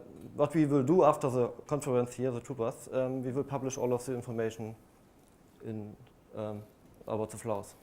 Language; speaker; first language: English; non-native, fluent; German